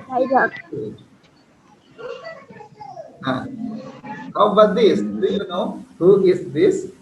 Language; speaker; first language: English; non-native, fluent; Indonesian